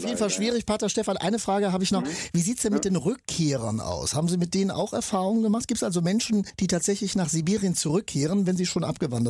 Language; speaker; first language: German; native; German